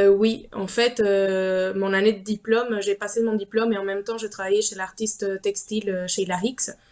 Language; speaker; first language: French; non-native, fluent; Spanish